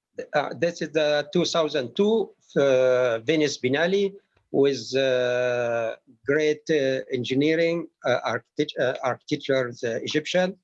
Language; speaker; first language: English; non-native, learner; Arabic